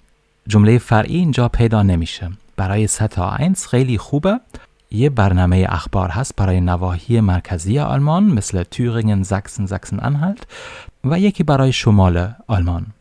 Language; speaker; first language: Persian; non-native, fluent; German